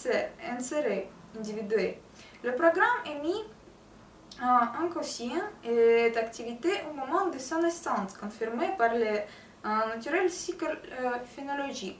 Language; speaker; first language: French; non-native, learner; Russian